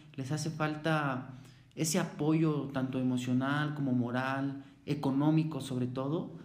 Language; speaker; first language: Spanish; native; Spanish